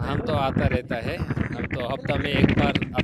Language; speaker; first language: Hindi; non-native, local second language; Bangla